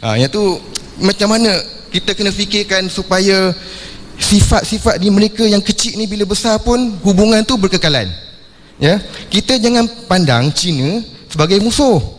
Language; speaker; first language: Malay; non-native, local second language; Chinese